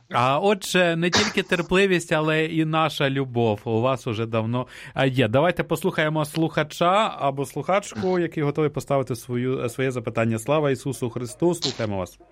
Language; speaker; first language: Ukrainian; native; Ukrainian